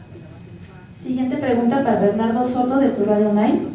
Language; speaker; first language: Spanish; native; Spanish